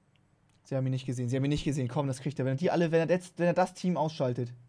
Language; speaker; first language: German; native; German